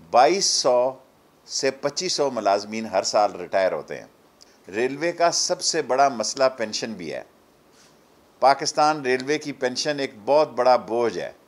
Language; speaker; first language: Urdu; non-native, local second language; Punjabi